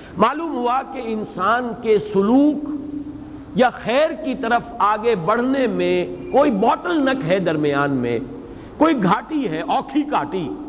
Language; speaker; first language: Urdu; native; Urdu